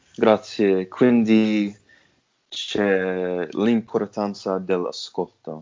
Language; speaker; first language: Italian; non-native, learner; English